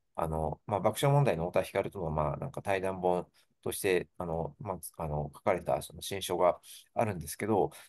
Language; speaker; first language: Japanese; native; Japanese